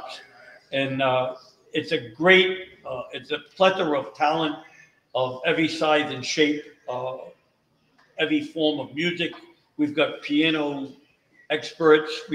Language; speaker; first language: English; native; English